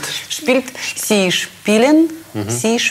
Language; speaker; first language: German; non-native, learner; Russian